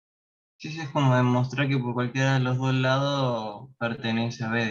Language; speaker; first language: Spanish; native; Spanish